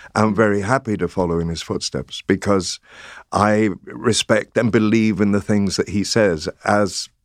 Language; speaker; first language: English; native; English